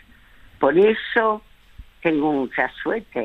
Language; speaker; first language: Spanish; early bilingual, other home language; French